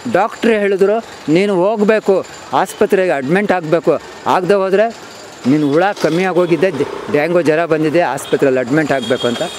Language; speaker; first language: Kannada; non-native, local second language; Urdu